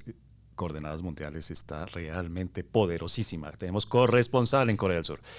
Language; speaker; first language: Spanish; native; Spanish